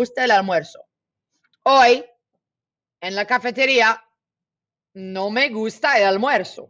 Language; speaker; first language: Spanish; non-native, fluent; English